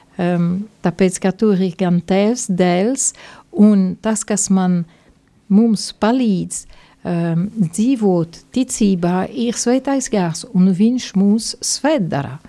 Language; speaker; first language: Latvian; non-native, fluent; Italian